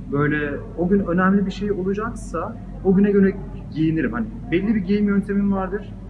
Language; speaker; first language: Turkish; native; Turkish